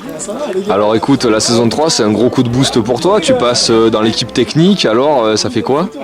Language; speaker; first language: French; native; French